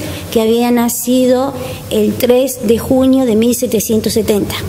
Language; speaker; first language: Spanish; native; Spanish